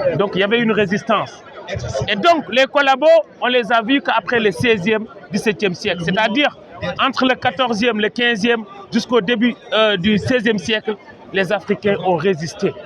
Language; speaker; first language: French; non-native, local second language; Wolof